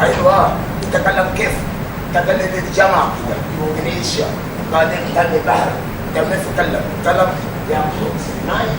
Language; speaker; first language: Arabic; non-native, learner; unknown